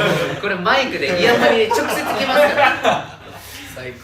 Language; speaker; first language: Japanese; native; Japanese